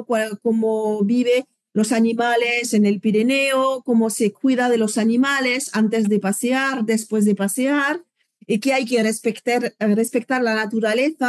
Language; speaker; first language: Spanish; non-native, fluent; French